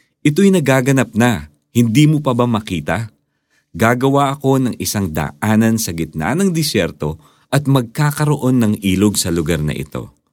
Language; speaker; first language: Filipino; native; Filipino